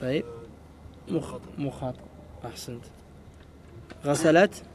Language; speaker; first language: Arabic; non-native, fluent; French